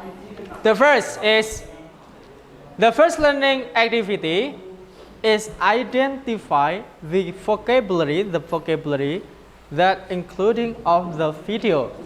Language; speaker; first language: English; non-native, learner; Indonesian